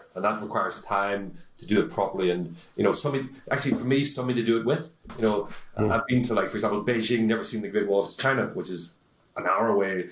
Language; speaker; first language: English; native; English